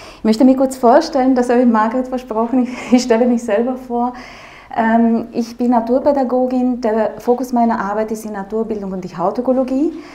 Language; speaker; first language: German; non-native, fluent; Romanian